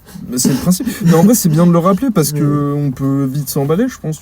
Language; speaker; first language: French; native; French